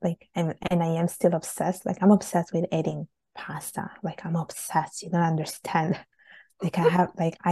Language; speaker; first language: English; non-native, fluent; Italian